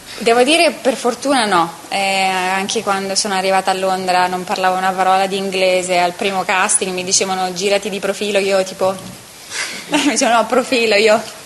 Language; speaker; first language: Italian; native; Italian